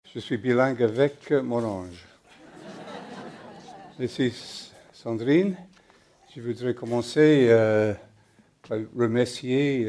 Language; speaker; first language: French; non-native, learner; English